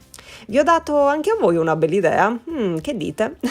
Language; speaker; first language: Italian; native; Italian